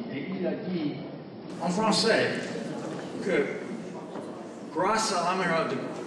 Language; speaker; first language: French; non-native, fluent; English